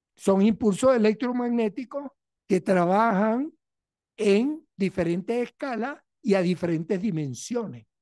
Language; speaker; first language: Spanish; native; Spanish